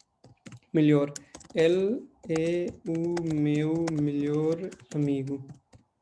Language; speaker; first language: Portuguese; non-native, fluent; Hindi